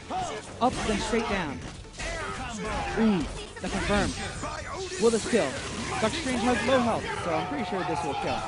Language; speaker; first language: English; native; English